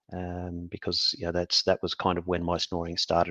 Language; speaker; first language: English; native; English